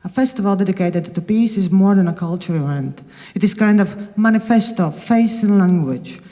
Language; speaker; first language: English; non-native, fluent; Latvian